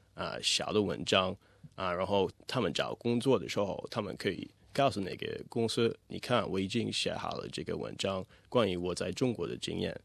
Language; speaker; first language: Chinese; non-native, fluent; English